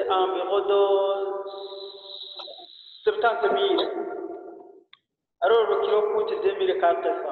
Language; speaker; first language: French; non-native, learner; Rundi